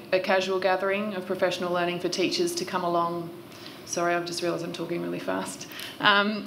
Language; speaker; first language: English; native; English